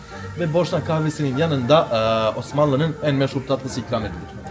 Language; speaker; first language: Turkish; native; Turkish